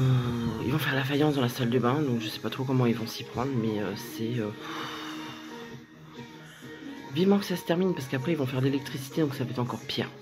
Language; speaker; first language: French; native; French